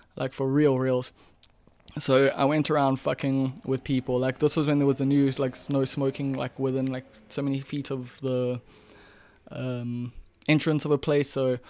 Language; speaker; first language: English; native; English